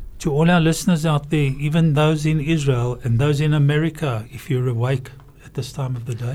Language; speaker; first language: English; native; English